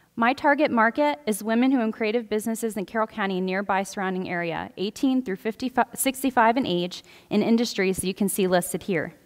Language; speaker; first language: English; native; English